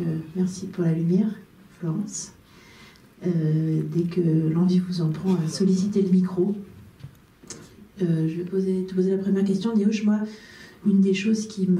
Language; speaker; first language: French; native; French